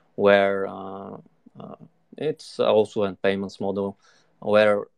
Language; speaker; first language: English; non-native, fluent; Bulgarian